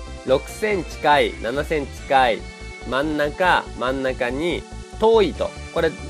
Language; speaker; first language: Japanese; native; Japanese